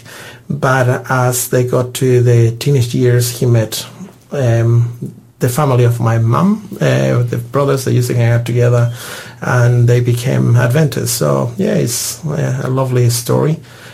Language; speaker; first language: English; non-native, fluent; Spanish